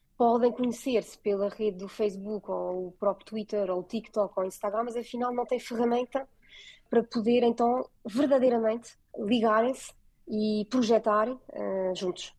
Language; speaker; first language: Portuguese; early bilingual, heritage; French